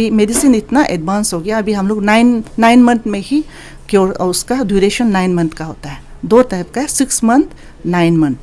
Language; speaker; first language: Hindi; non-native, local second language; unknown